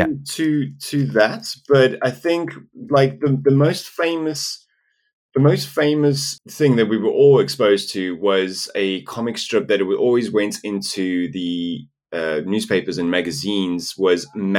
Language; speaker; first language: English; non-native, local second language; Afrikaans